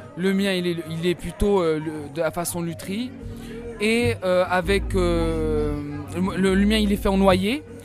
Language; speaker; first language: French; non-native, local second language; Arabic